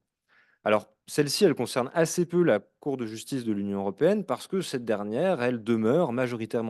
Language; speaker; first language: French; native; French